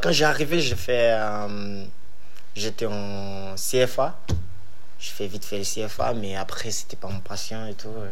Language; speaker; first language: French; non-native, fluent; Bini